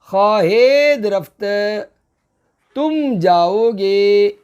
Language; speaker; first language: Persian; non-native, fluent; Urdu